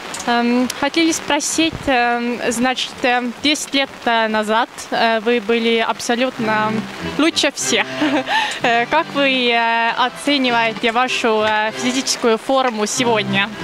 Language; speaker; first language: Russian; non-native, learner; Estonian